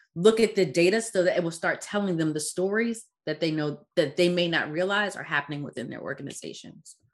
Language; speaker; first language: English; native; English